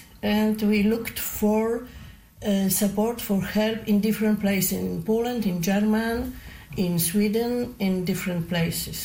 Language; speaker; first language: English; non-native, learner; Polish